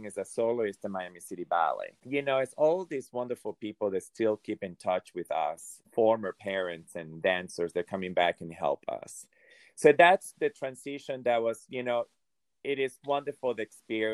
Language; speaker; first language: English; non-native, fluent; Hungarian